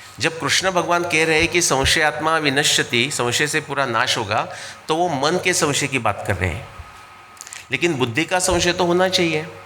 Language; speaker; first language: Hindi; non-native, local second language; Marathi